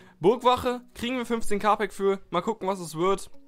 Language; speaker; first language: German; native; German